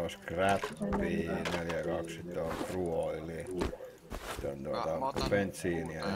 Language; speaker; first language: Finnish; native; Finnish